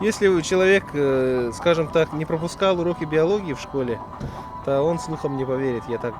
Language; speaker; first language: Russian; native; Russian